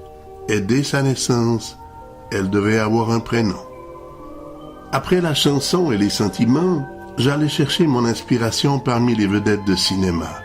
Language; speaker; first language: French; native; French